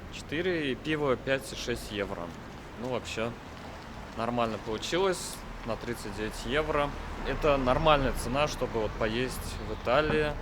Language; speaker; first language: Russian; native; Russian